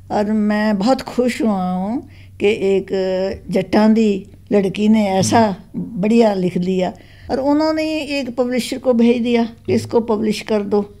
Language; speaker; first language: Hindi; non-native, local second language; Punjabi